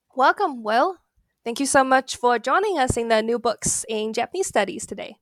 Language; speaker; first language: English; non-native, fluent; Chinese